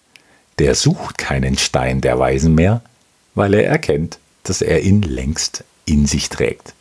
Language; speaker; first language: German; native; German